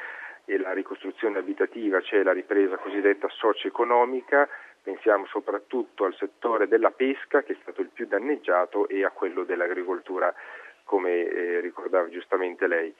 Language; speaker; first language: Italian; native; Italian